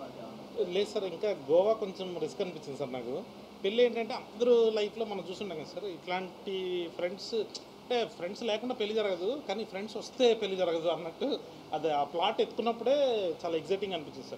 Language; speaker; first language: Telugu; native; Telugu